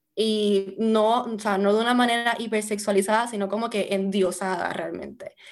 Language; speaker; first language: Spanish; native; Spanish